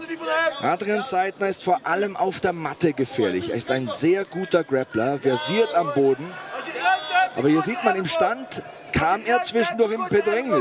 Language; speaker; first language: German; native; German